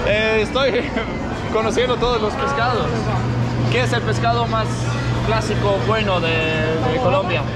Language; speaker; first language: Spanish; non-native, fluent; Danish